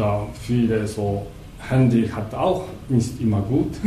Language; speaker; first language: German; non-native, learner; Japanese